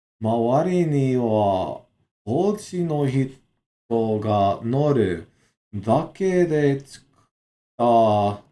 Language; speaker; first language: Japanese; non-native, learner; English